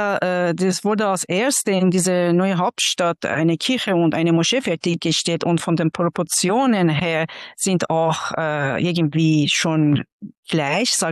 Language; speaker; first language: German; non-native, fluent; Persian